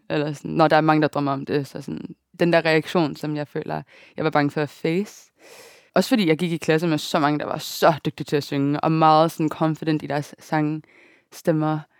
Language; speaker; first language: Danish; early bilingual, other home language; Japanese